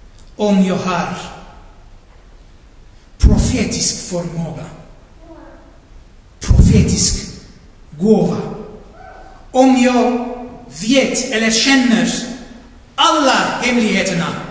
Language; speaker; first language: Swedish; non-native, fluent; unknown